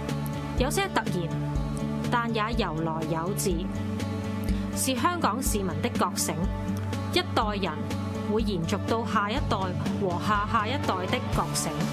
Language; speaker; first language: Chinese; native; Chinese